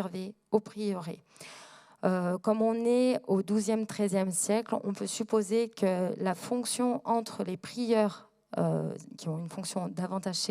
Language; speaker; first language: French; native; French